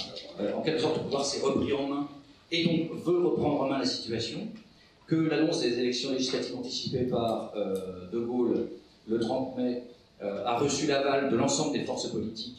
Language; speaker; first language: French; native; French